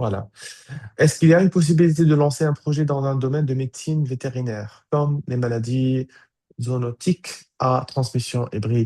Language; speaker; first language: French; native; French